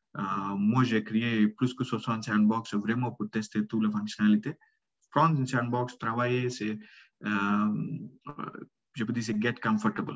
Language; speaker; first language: French; non-native, learner; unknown